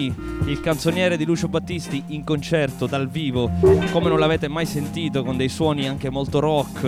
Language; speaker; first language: Italian; native; Italian